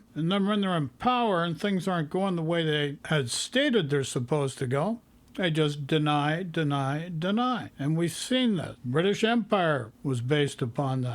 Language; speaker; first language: English; native; English